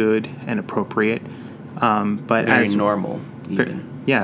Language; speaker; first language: English; native; English